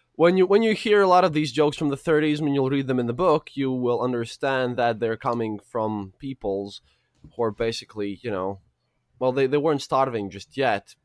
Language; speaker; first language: English; non-native, fluent; Russian